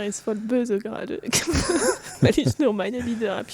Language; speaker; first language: German; non-native, fluent; French